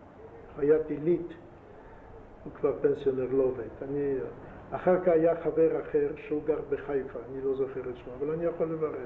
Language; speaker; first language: Hebrew; non-native, fluent; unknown